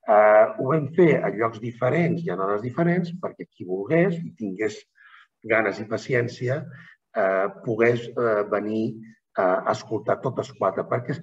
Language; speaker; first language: Catalan; native; Catalan